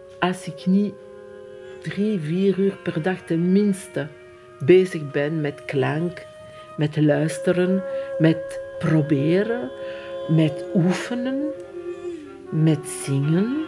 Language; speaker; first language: Dutch; non-native, fluent; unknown